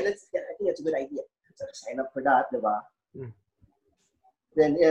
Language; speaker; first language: English; non-native, local second language; Filipino